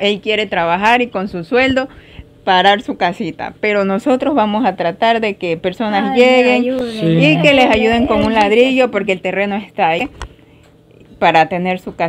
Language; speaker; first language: Spanish; native; Spanish